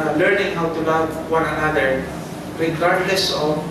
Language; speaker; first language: English; non-native, local second language; Filipino